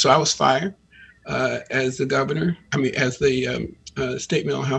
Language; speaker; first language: English; native; English